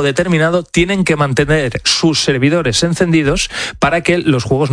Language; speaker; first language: Spanish; native; Spanish